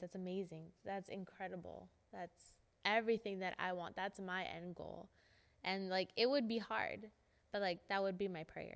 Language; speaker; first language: English; early bilingual, other home language; Spanish